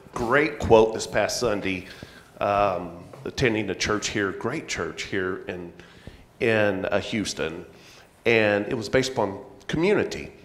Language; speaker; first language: English; native; English